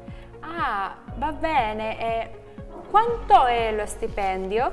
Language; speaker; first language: Italian; non-native, learner; Spanish